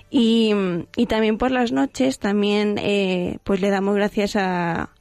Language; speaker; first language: Spanish; native; Spanish